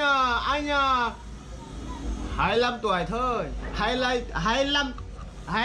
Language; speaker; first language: Vietnamese; non-native, learner; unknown